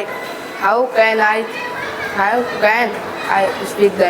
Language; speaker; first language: English; non-native, learner; Hindi